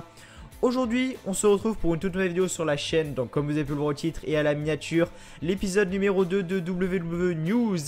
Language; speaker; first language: French; native; French